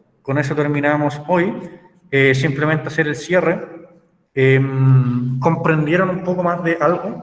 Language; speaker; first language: Spanish; native; Spanish